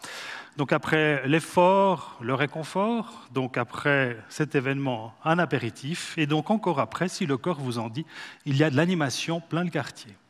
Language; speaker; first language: French; native; French